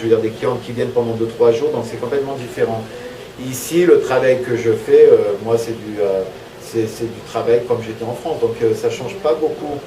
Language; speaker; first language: French; native; French